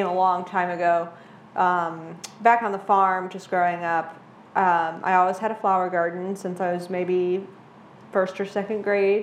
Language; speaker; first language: English; native; English